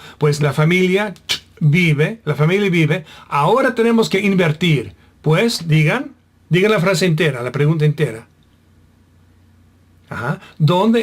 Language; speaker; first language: Spanish; non-native, fluent; English